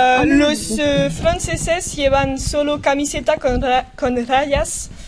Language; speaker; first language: Spanish; non-native, learner; French